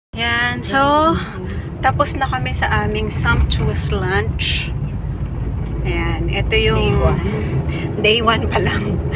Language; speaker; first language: Filipino; non-native, local second language; Iloko